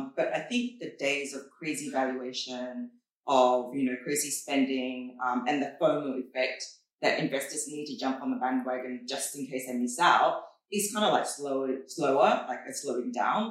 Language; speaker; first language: English; native; English